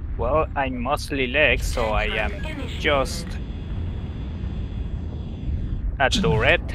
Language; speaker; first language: English; native; English